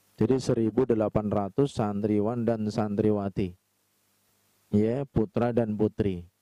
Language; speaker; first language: Indonesian; native; Indonesian